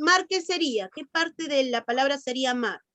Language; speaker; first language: Spanish; native; Spanish